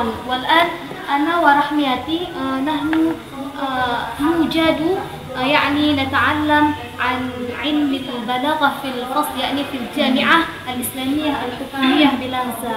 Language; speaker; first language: Arabic; non-native, learner; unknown